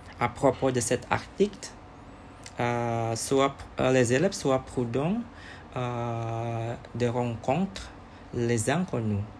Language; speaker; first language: French; non-native, learner; Indonesian